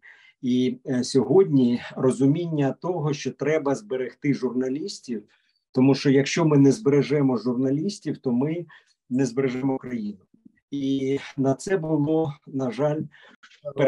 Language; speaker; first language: Ukrainian; native; Ukrainian